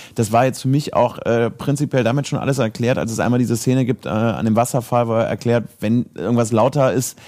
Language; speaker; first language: German; early bilingual, heritage; Croatian